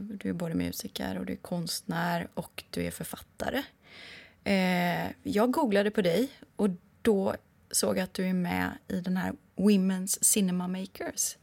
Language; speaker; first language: Swedish; native; Swedish